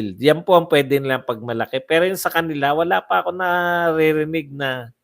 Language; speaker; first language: Filipino; non-native, local second language; Waray